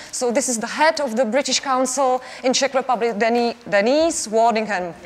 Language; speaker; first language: English; non-native, fluent; Czech